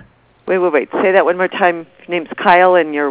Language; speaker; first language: English; native; English